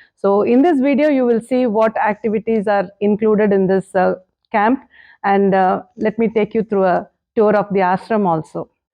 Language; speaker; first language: English; non-native, local second language; Tamil